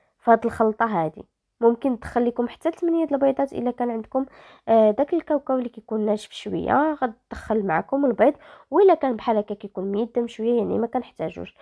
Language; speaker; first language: Arabic; native; Arabic